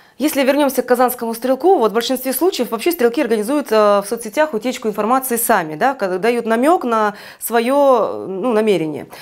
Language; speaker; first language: Russian; native; Russian